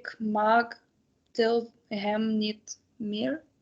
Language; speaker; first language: Dutch; non-native, learner; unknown